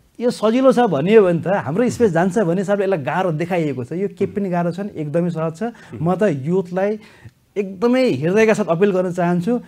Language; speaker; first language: Nepali; native; Nepali